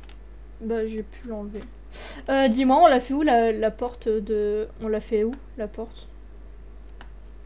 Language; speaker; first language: French; native; French